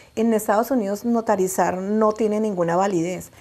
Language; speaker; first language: Spanish; native; Spanish